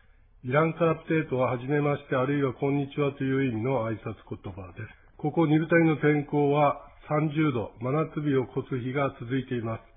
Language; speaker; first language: Japanese; native; Japanese